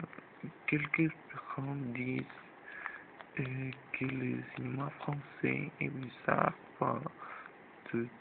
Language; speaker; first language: French; non-native, learner; Spanish